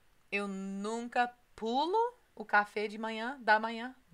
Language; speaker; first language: Portuguese; non-native, learner; English